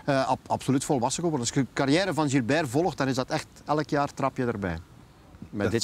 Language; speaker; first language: Dutch; native; Dutch